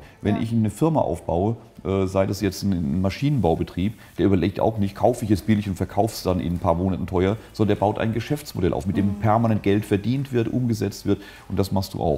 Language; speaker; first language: German; native; German